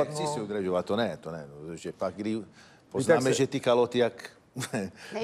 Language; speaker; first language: Czech; non-native, fluent; Italian